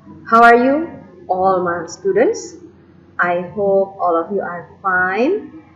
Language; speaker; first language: English; non-native, fluent; Indonesian